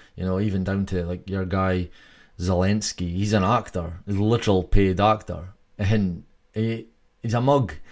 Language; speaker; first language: English; native; English